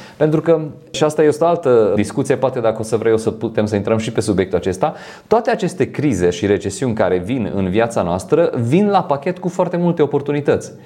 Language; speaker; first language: Romanian; non-native, fluent; French